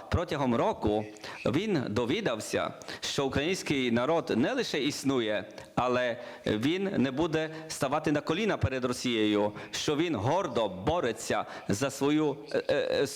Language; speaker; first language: Ukrainian; non-native, learner; Polish